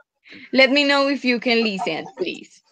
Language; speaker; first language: English; non-native, fluent; Spanish